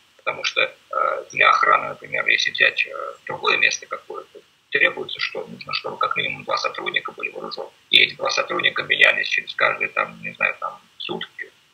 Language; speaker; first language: Russian; native; Russian